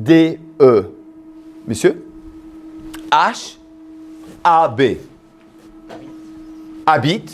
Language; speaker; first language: French; non-native, fluent; English